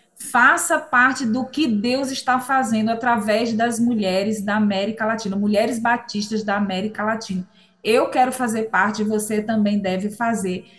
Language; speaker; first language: Portuguese; native; Portuguese